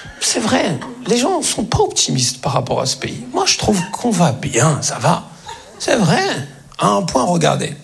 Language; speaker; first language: French; early bilingual, other home language; Arabic